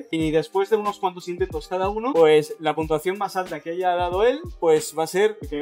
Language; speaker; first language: Spanish; native; Spanish